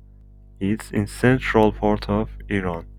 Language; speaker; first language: English; non-native, learner; Persian